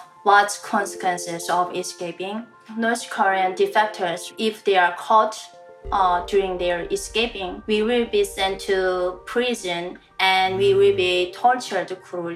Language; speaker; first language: English; non-native, learner; Korean